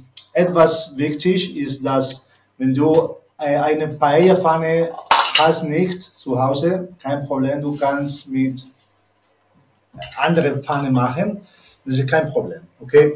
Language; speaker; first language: German; non-native, learner; Spanish